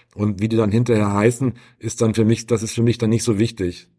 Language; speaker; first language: German; native; German